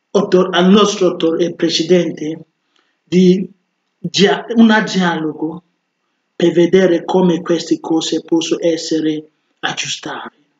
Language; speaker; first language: Italian; non-native, fluent; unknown